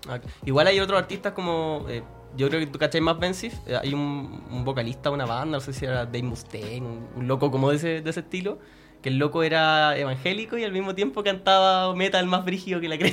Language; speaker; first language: Spanish; native; Spanish